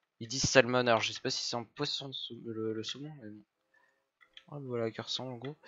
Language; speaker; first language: French; native; French